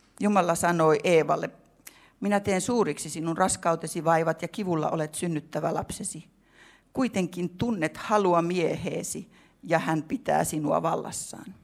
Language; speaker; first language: Finnish; native; Finnish